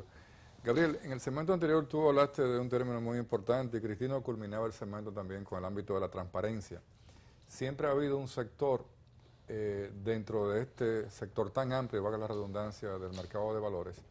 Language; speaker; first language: Spanish; native; Spanish